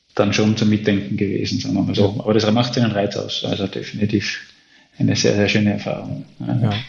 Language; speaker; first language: German; native; German